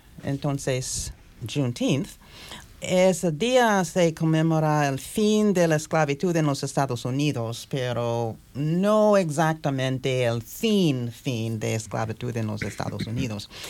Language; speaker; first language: Spanish; non-native, fluent; English